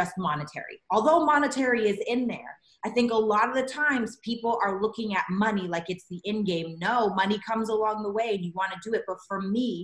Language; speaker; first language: English; native; English